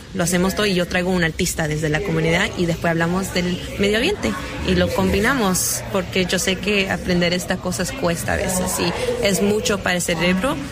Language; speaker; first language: Spanish; early bilingual, heritage; Spanish